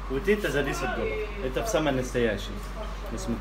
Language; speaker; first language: Russian; non-native, learner; Arabic